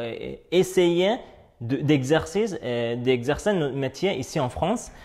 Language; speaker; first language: French; non-native, fluent; Persian